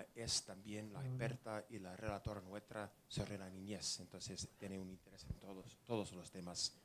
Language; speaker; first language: Spanish; non-native, fluent; English